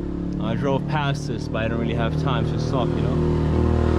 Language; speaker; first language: English; non-native, fluent; Finnish